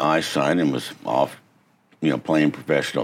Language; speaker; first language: English; native; English